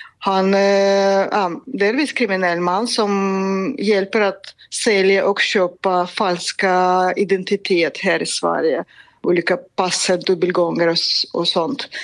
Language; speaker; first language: Swedish; non-native, fluent; Russian